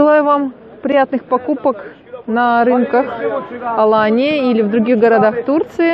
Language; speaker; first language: Russian; native; Russian